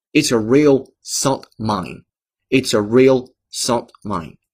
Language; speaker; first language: English; non-native, fluent; Chinese